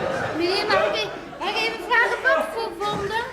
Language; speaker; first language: Dutch; native; Dutch